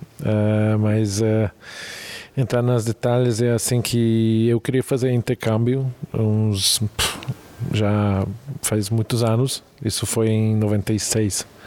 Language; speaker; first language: Portuguese; non-native, fluent; Hungarian